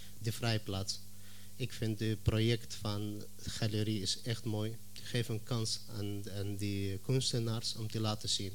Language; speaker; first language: Dutch; non-native, learner; Arabic